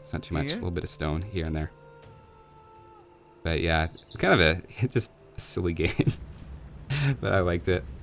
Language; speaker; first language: English; native; English